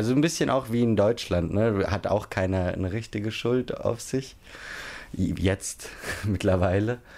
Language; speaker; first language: German; early bilingual, other home language; Russian